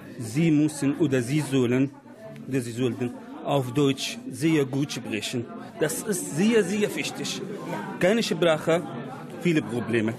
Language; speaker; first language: German; non-native, learner; Arabic